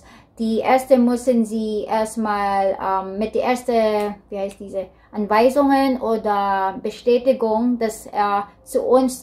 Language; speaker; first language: German; non-native, learner; Filipino